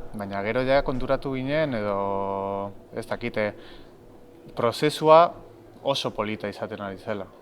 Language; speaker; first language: Basque; non-native, local second language; Spanish